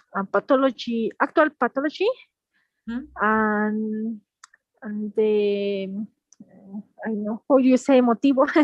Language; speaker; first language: English; non-native, learner; Spanish